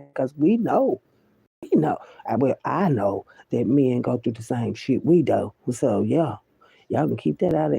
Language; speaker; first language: English; native; English